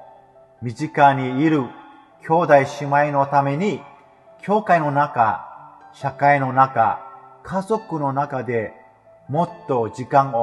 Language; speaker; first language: Japanese; non-native, fluent; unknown